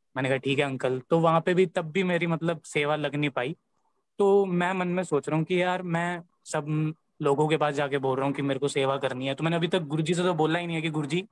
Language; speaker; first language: Hindi; native; Hindi